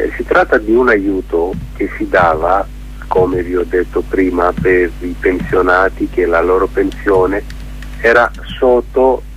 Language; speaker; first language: Italian; non-native, fluent; Greek